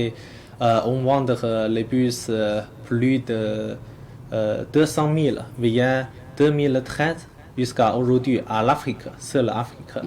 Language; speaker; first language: French; non-native, learner; Chinese